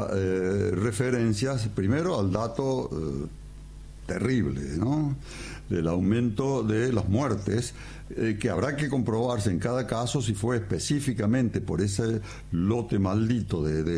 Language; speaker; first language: Spanish; native; Spanish